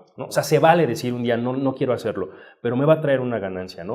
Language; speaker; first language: Spanish; native; Spanish